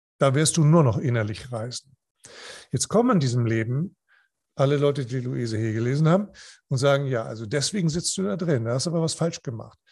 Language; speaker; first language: German; non-native, fluent; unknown